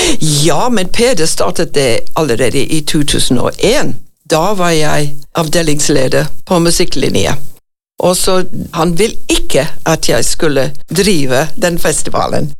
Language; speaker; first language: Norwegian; non-native, fluent; English